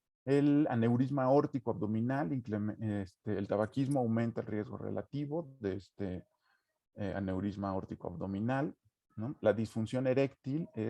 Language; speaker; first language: Spanish; native; Spanish